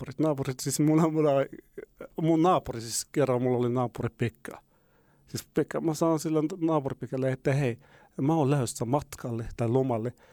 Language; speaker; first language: Finnish; non-native, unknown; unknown